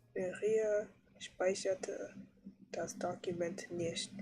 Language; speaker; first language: German; non-native, learner; English